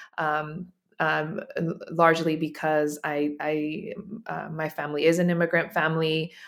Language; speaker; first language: English; native; English